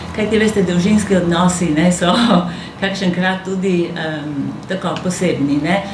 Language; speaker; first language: Slovenian; native; Slovenian